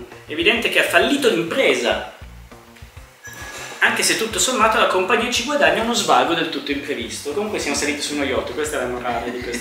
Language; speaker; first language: Italian; native; Italian